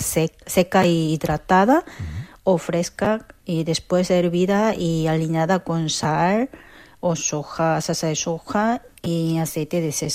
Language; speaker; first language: Spanish; non-native, learner; Korean